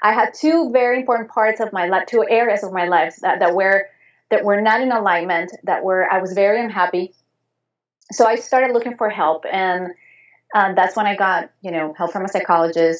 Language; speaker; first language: English; non-native, fluent; Spanish